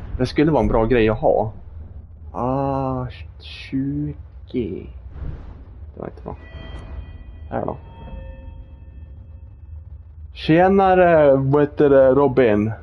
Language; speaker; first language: Swedish; native; Swedish